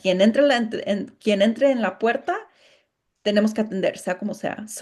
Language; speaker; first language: Spanish; early bilingual, other home language; English